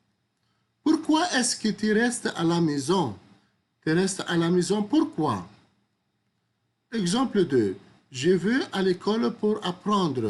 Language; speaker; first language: French; non-native, fluent; Arabic